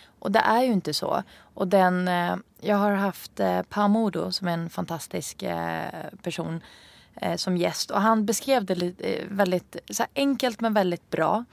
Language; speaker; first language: Swedish; early bilingual, other home language; Persian